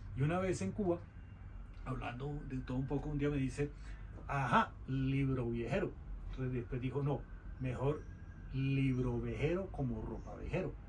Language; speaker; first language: Spanish; native; Spanish